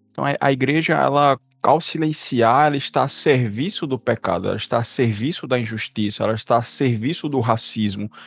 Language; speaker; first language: Portuguese; native; Portuguese